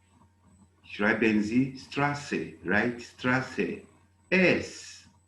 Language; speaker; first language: German; non-native, learner; Bemba